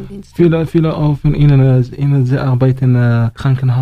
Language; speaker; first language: German; non-native, learner; Arabic